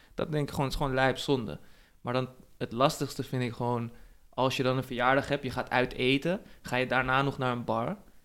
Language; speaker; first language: Dutch; native; Dutch